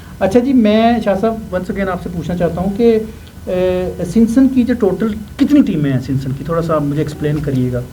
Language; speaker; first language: Urdu; non-native, local second language; Punjabi